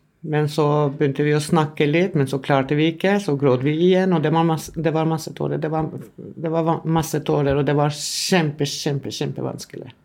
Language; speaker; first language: Norwegian; non-native, fluent; Albanian